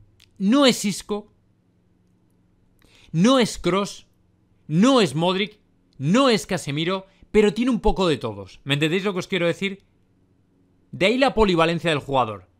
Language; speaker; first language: Spanish; native; Spanish